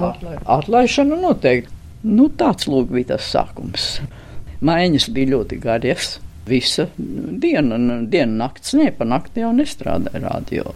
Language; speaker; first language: Latvian; native; Latvian